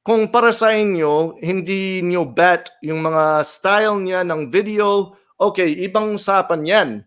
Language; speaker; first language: Filipino; non-native, fluent; English